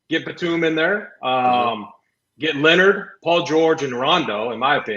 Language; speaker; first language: English; native; English